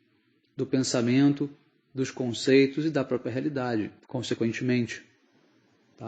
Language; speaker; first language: Portuguese; native; Portuguese